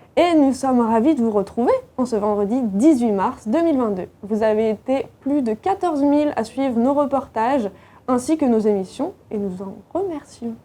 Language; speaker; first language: French; native; French